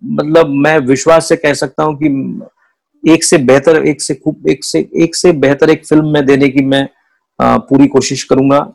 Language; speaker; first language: Hindi; non-native, local second language; Marathi